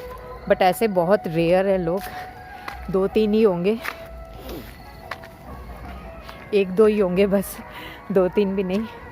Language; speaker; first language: Hindi; native; Hindi